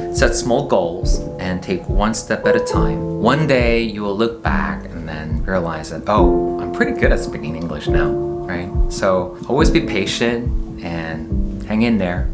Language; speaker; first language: English; non-native, fluent; Korean